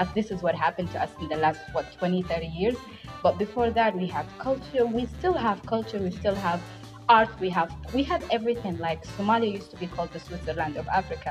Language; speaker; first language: English; non-native, fluent; Somali